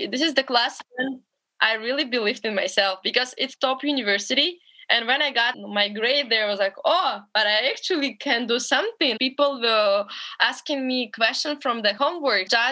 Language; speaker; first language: English; non-native, fluent; Russian